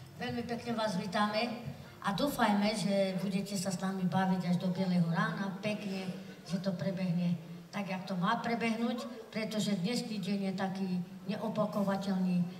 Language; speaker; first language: Slovak; non-native, local second language; Romany